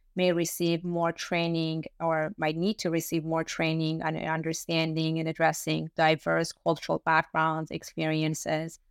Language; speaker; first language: English; early bilingual, other home language; Persian